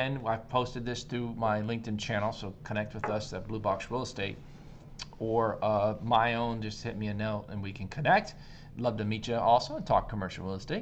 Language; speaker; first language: English; native; English